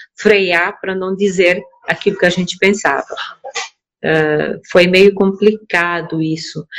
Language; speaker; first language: Portuguese; non-native, local second language; Kabuverdianu